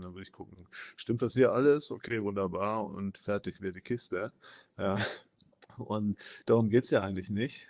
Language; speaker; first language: German; native; German